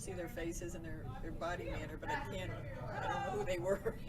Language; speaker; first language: English; native; English